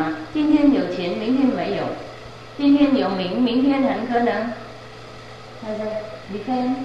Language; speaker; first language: Chinese; non-native, fluent; Vietnamese